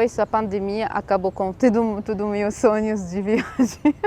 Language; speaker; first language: Portuguese; non-native, fluent; Arabic